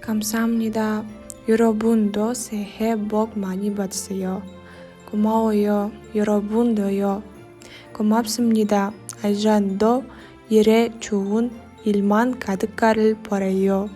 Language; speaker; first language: Korean; non-native, fluent; Kazakh